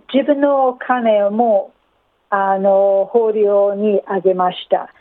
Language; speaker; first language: Japanese; non-native, learner; English